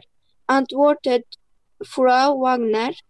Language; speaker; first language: German; non-native, learner; Turkish